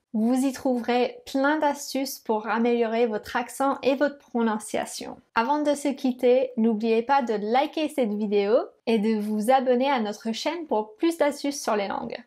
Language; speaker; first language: French; non-native, fluent; English